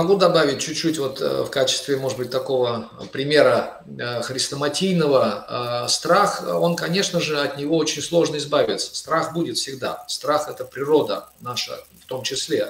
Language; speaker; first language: Russian; native; Russian